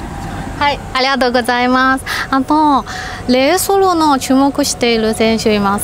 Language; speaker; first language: Japanese; non-native, learner; Chinese